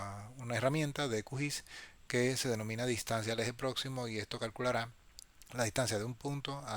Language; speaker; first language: Spanish; native; Spanish